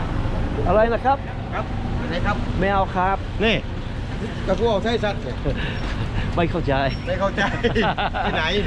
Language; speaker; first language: Thai; non-native, learner; English